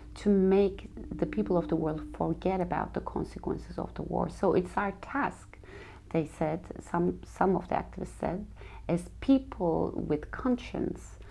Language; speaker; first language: English; non-native, fluent; Turkish